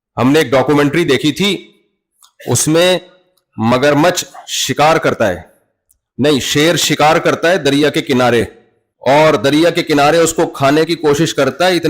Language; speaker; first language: Urdu; native; Urdu